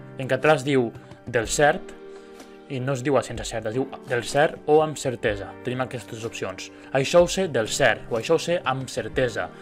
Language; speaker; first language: Catalan; native; Catalan